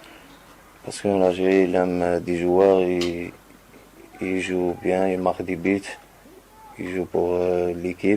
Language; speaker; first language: French; non-native, learner; Arabic